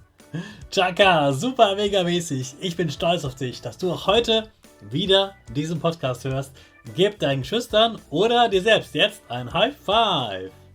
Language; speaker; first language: German; native; German